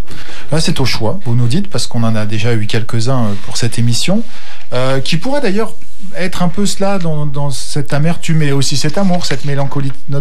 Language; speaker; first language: French; native; French